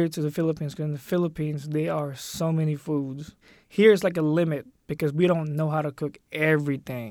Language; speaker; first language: English; non-native, local second language; Filipino